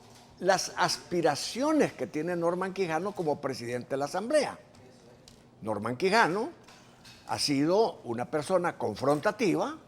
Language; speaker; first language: Spanish; native; Spanish